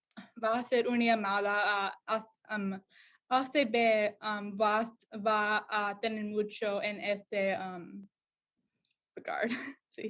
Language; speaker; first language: Spanish; non-native, learner; English